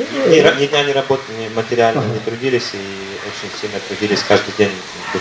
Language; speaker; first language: Russian; native; Russian